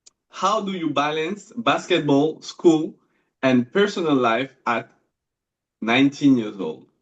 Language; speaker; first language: English; non-native, fluent; French